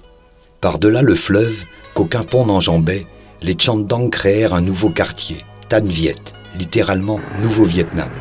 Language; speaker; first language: French; native; French